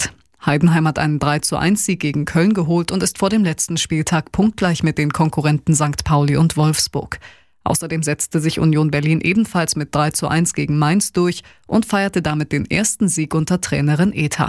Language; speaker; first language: German; native; German